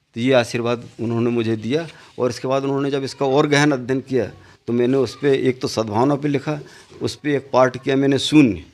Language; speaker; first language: Hindi; native; Hindi